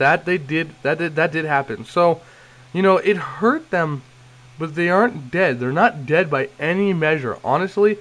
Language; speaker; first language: English; native; English